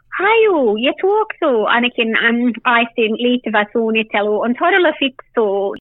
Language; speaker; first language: Finnish; early bilingual, heritage; Finnish